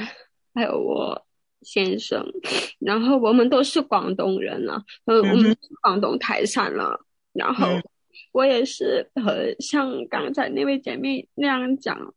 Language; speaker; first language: Chinese; non-native, local second language; Cantonese